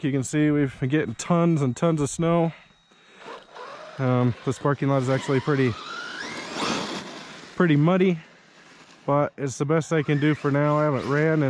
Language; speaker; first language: English; native; English